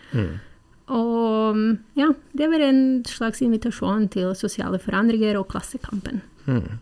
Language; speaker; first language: Norwegian; non-native, fluent; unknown